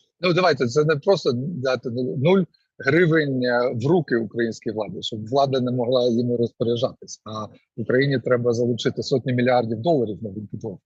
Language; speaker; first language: Ukrainian; non-native, local second language; Russian